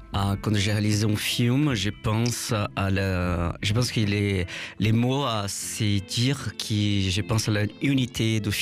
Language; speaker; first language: French; non-native, fluent; Portuguese